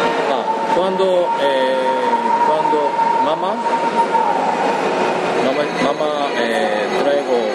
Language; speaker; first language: Spanish; non-native, learner; Japanese